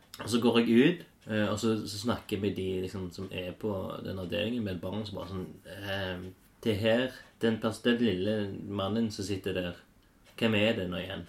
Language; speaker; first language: Norwegian; native; Norwegian